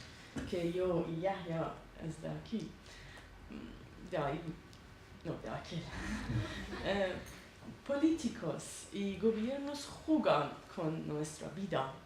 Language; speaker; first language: Spanish; non-native, learner; Persian